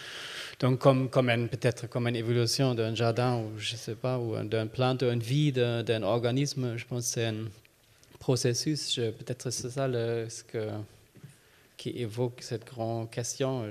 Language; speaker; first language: French; non-native, fluent; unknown